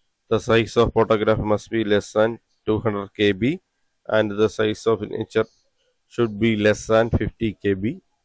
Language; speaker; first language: English; non-native, local second language; Malayalam